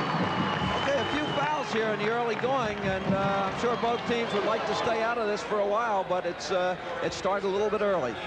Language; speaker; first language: English; native; English